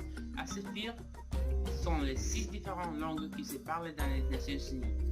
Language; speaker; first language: French; non-native, learner; Spanish